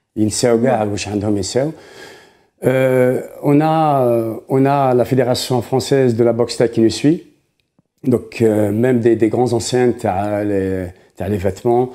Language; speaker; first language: French; non-native, local second language; Arabic